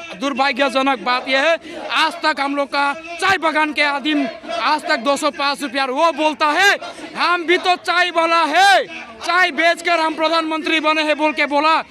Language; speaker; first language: Hindi; non-native, local second language; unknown